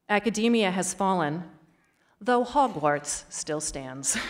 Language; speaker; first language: English; native; English